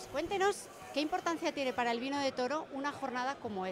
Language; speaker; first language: Spanish; native; Spanish